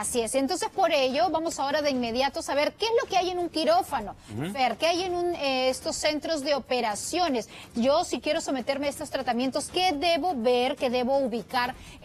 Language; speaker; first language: Spanish; native; Spanish